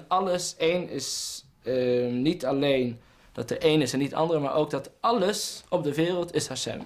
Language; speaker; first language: Dutch; native; Dutch